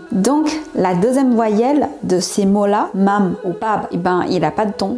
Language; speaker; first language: French; non-native, learner; Chinese